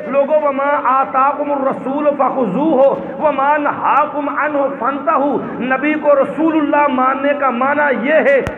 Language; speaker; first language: Urdu; non-native, local second language; Punjabi